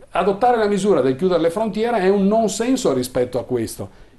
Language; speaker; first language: Italian; native; Italian